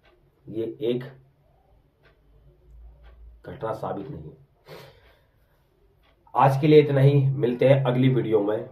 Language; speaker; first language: Hindi; native; Hindi